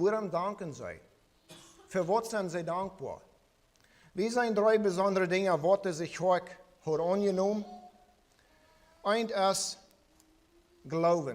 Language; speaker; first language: German; non-native, learner; Plautdietsch